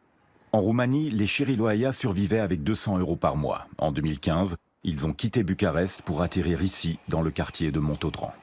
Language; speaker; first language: French; native; French